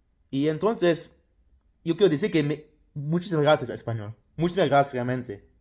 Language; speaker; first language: Spanish; non-native, fluent; Luxembourgish